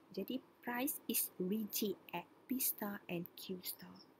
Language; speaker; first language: English; non-native, local second language; Malay